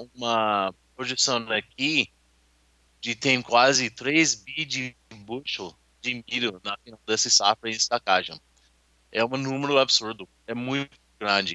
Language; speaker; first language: Portuguese; non-native, learner; English